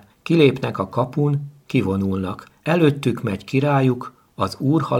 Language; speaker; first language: Hungarian; native; Hungarian